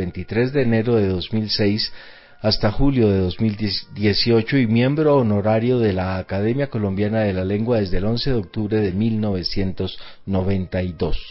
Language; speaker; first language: Spanish; native; Spanish